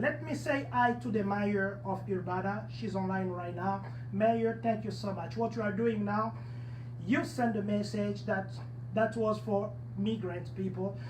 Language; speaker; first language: English; non-native, learner; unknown